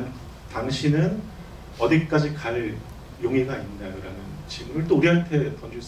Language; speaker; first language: Korean; native; Korean